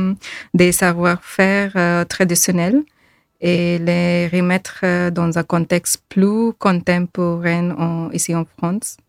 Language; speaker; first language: French; non-native, fluent; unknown